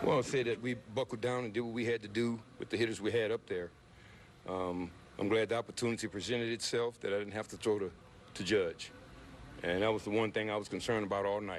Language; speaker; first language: English; native; English